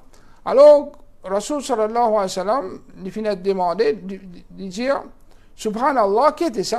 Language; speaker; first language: French; non-native, local second language; Morisyen